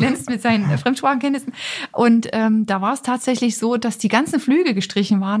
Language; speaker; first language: German; native; German